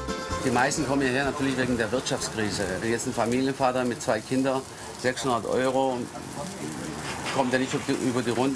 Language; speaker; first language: German; early bilingual, other home language; Greek